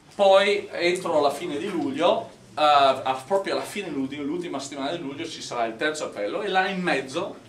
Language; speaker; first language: Italian; non-native, fluent; English